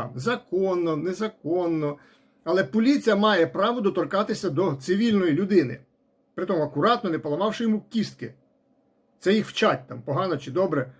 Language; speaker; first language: Ukrainian; non-native, local second language; Russian